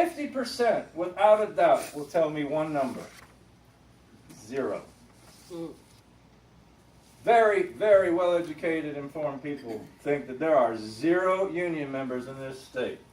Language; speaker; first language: English; native; English